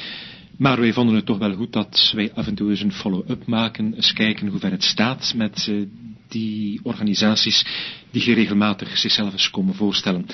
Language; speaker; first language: Dutch; native; Dutch